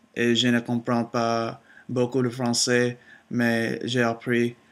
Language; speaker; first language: French; non-native, learner; Urdu